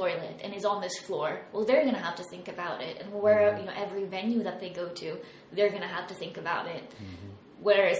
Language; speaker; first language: English; native; English